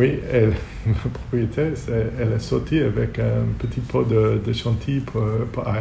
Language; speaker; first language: French; non-native, learner; Hebrew